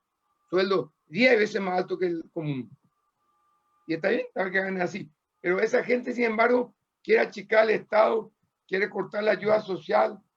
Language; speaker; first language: Spanish; native; Spanish